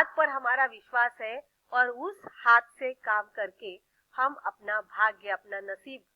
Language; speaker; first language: Hindi; non-native, local second language; Marathi